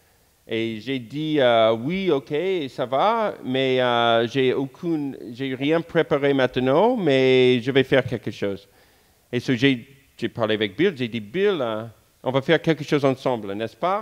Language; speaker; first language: French; non-native, fluent; English